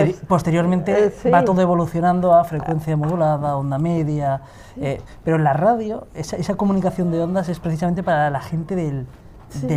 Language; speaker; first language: Spanish; native; Spanish